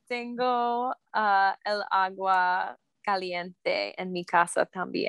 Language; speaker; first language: Spanish; non-native, learner; English